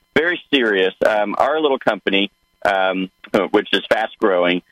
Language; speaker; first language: English; native; English